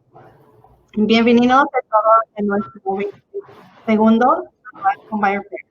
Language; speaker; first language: Spanish; early bilingual, heritage; Spanish